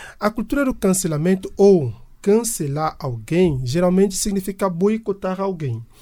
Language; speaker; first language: Portuguese; non-native, fluent; French